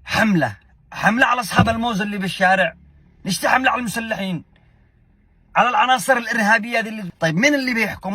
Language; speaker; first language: Arabic; native; Arabic